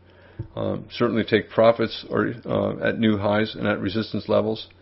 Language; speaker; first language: English; native; English